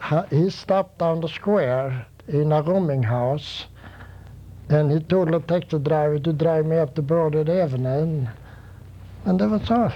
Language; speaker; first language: English; non-native, fluent; Swedish